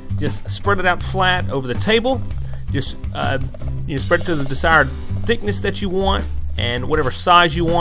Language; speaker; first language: English; native; English